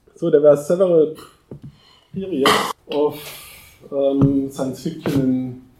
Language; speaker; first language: English; non-native, fluent; German